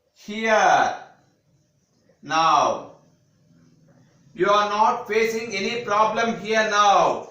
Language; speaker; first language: English; non-native, local second language; Telugu